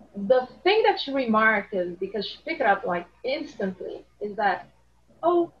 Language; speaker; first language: English; non-native, fluent; Portuguese